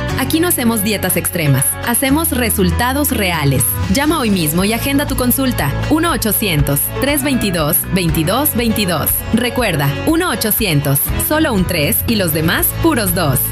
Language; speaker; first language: Spanish; native; Spanish